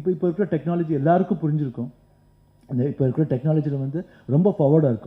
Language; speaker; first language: Tamil; non-native, local second language; Kannada